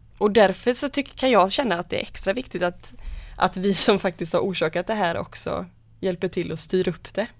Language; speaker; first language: Swedish; native; Swedish